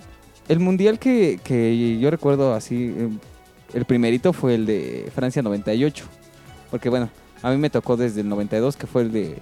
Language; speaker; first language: Spanish; native; Spanish